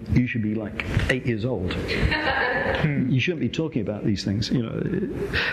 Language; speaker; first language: English; native; English